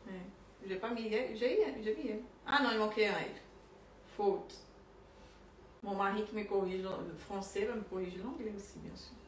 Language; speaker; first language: French; non-native, fluent; Portuguese